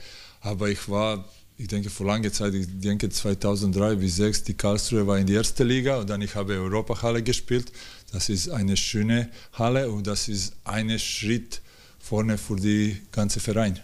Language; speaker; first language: German; non-native, learner; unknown